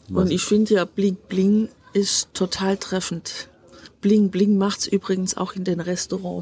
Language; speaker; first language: German; native; German